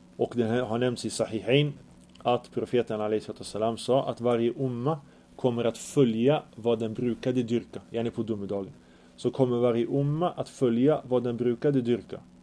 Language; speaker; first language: Swedish; early bilingual, other home language; Arabic